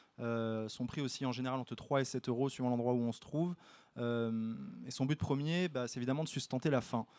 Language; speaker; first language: French; native; French